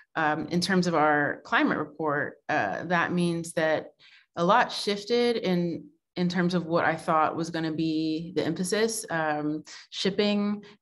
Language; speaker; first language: English; native; English